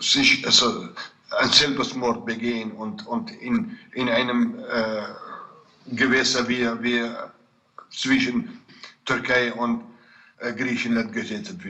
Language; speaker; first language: German; non-native, fluent; Kurdish